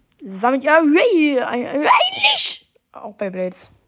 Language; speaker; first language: German; native; German